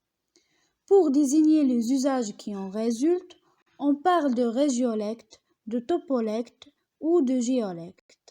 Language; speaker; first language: French; non-native, local second language; Arabic